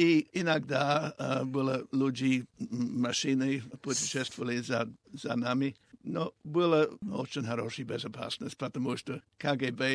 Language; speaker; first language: Russian; non-native, learner; English